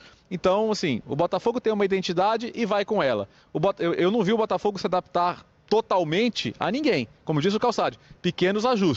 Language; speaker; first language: Portuguese; native; Portuguese